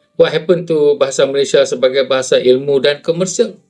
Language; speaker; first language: Malay; native; Malay